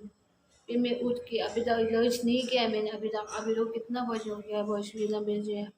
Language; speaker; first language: Hindi; non-native, learner; Tibetan